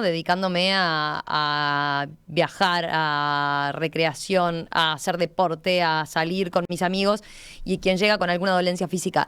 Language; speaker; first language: Spanish; native; Spanish